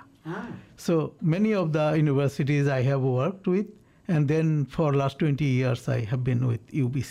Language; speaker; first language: English; non-native, local second language; Bangla